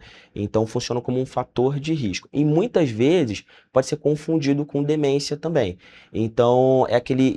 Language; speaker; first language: Portuguese; native; Portuguese